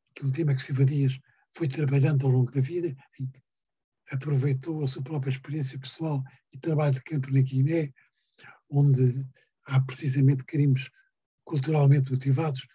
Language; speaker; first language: Portuguese; native; Portuguese